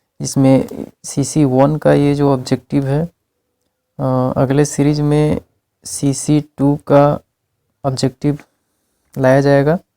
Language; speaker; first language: Hindi; native; Hindi